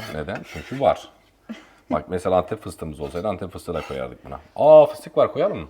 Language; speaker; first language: Turkish; native; Turkish